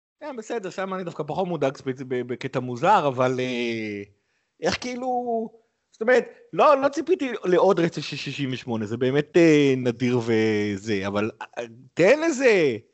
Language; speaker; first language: Hebrew; native; Hebrew